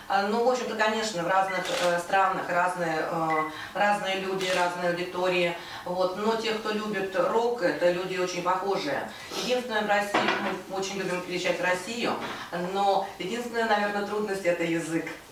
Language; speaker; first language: Russian; native; Russian